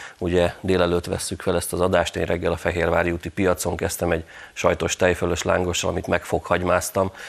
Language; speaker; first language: Hungarian; native; Hungarian